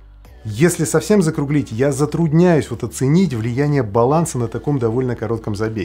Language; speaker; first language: Russian; native; Russian